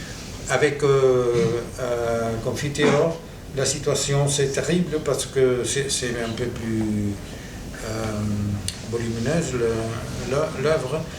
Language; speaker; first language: French; non-native, fluent; Catalan